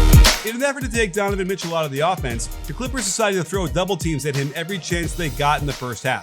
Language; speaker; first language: English; native; English